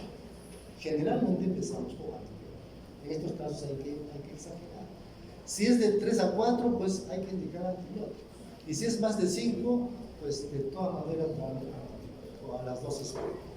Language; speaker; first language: Spanish; native; Spanish